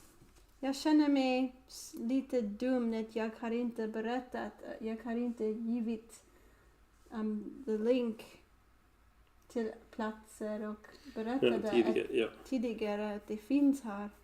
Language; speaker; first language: Swedish; non-native, learner; English